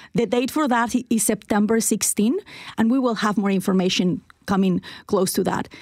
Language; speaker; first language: English; non-native, fluent; Spanish